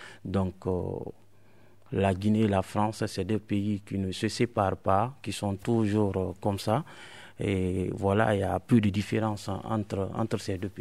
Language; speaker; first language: French; non-native, local second language; Mandingo